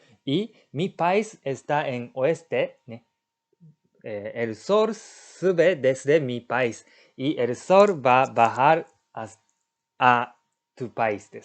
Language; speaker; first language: Spanish; non-native, learner; Japanese